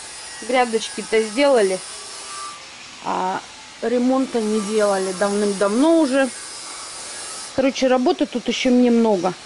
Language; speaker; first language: Russian; native; Russian